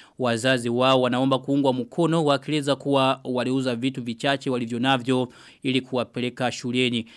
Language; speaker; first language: Swahili; non-native, local second language; Rundi